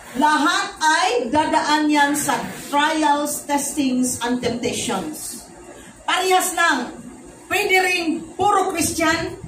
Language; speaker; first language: Filipino; non-native, local second language; Cebuano